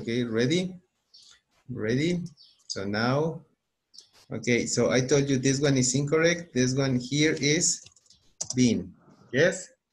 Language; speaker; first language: English; non-native, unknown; Spanish